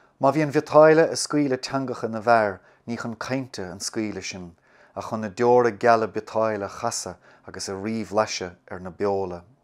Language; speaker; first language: Irish; native; Irish